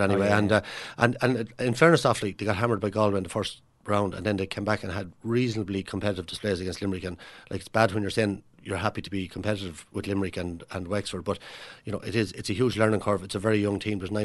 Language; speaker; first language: English; native; English